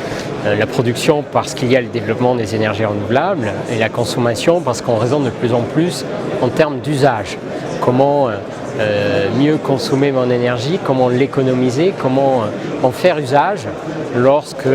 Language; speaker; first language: French; native; French